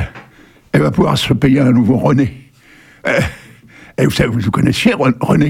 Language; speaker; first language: French; native; French